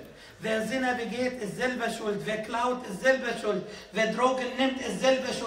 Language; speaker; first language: German; non-native, fluent; Arabic